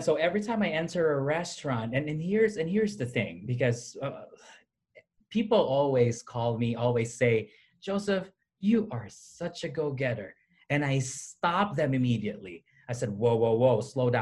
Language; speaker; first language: English; non-native, local second language; Filipino